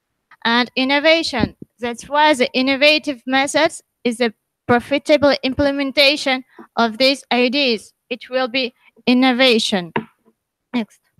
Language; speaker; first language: English; non-native, learner; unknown